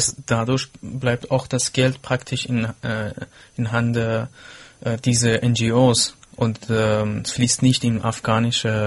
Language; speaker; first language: German; non-native, fluent; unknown